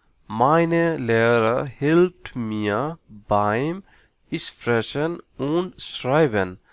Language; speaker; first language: German; non-native, learner; Bangla